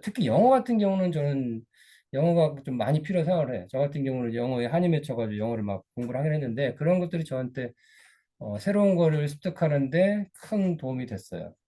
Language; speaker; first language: Korean; native; Korean